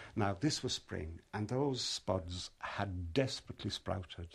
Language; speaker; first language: English; native; English